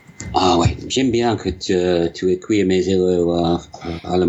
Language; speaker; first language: French; non-native, learner; English